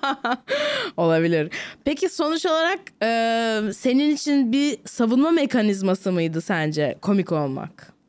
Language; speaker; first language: Turkish; native; Turkish